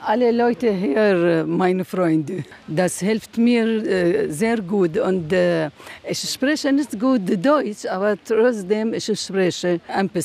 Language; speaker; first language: German; non-native, learner; Arabic